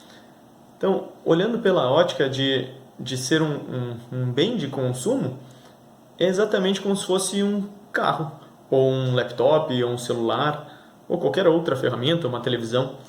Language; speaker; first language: Portuguese; native; Portuguese